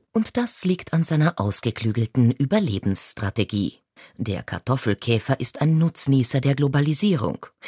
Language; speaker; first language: German; native; German